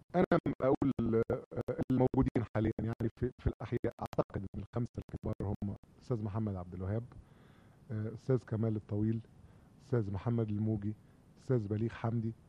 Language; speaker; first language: Egyptian Arabic; native; Egyptian Arabic